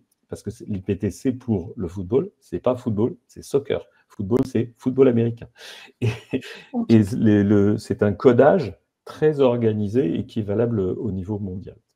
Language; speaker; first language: French; native; French